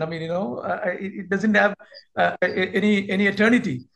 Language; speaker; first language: English; non-native, local second language; Malayalam